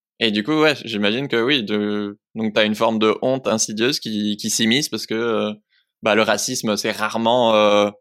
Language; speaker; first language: French; native; French